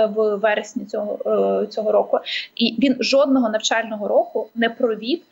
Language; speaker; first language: Ukrainian; native; Ukrainian